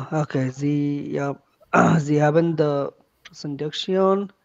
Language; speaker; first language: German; non-native, learner; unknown